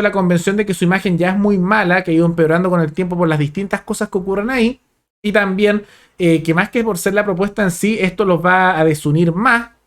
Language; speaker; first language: Spanish; native; Spanish